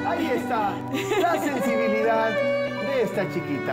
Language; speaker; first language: Spanish; native; Spanish